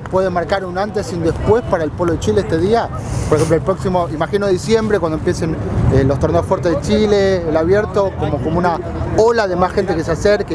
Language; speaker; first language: Spanish; native; Spanish